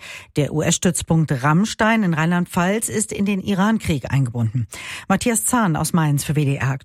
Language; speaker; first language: German; native; German